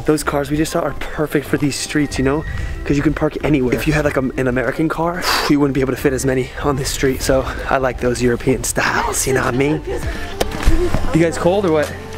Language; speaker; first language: English; native; English